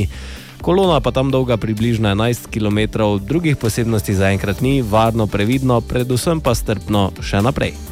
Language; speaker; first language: Slovenian; native; Slovenian